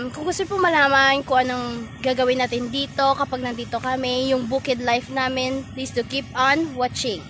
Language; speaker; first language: Filipino; non-native, local second language; Hiligaynon